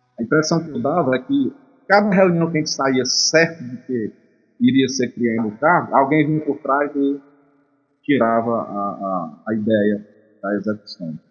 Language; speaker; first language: Portuguese; native; Portuguese